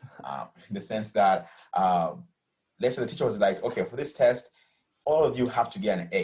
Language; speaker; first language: English; early bilingual, other home language; Rundi